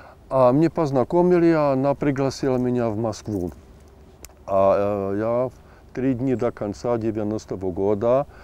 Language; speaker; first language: Russian; non-native, fluent; Czech